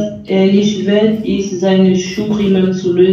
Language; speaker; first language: German; non-native, fluent; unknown